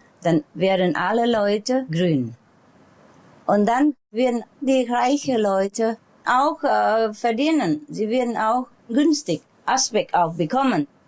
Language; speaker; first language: German; non-native, learner; Vietnamese